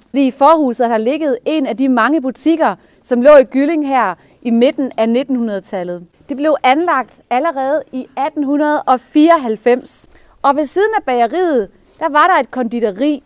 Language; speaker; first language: Danish; native; Danish